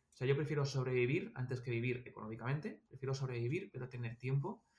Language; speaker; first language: Spanish; native; Spanish